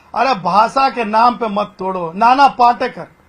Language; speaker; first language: Hindi; non-native, local second language; Marathi